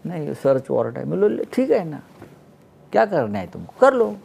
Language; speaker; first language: Hindi; non-native, local second language; Marathi